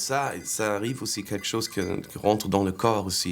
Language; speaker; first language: French; non-native, fluent; German